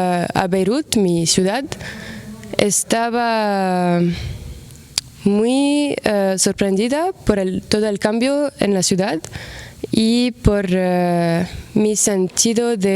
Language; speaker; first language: Spanish; non-native, fluent; Arabic